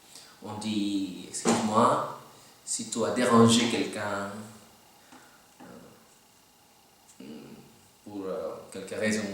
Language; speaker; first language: French; non-native, learner; Filipino